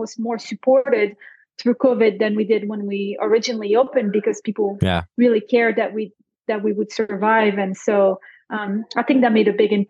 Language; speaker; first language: English; non-native, fluent; French